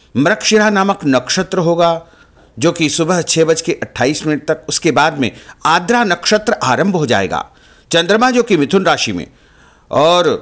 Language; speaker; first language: Hindi; native; Hindi